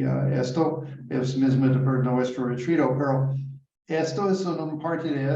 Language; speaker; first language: Spanish; non-native, learner; English